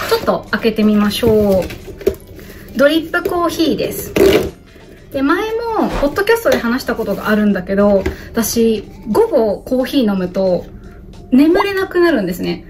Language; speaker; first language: Japanese; native; Japanese